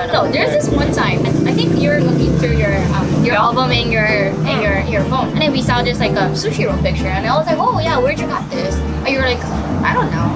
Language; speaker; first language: English; non-native, fluent; Japanese